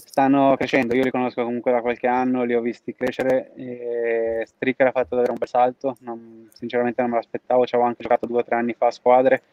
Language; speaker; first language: Italian; native; Italian